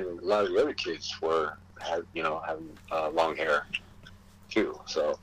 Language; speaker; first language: English; early bilingual, other home language; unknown